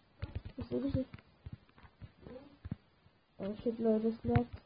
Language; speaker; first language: German; native; German